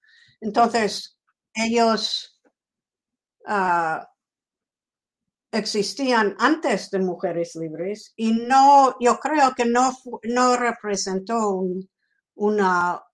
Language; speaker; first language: Spanish; non-native, fluent; English